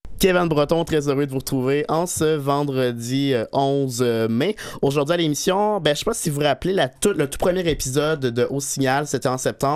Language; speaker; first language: French; native; French